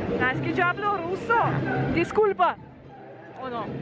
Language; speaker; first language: Spanish; non-native, fluent; Russian